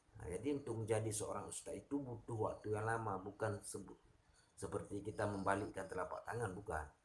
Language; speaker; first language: Indonesian; native; Indonesian